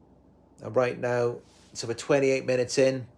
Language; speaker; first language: English; native; English